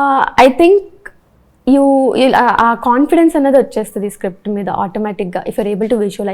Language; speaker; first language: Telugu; early bilingual, heritage; Telugu